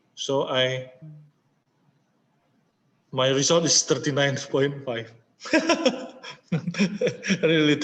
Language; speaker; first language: English; non-native, learner; Indonesian